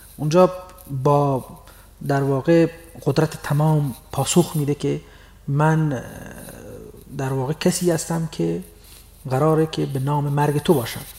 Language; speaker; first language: Persian; non-native, local second language; Baluchi